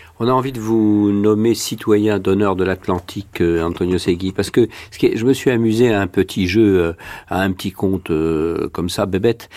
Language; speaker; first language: French; native; French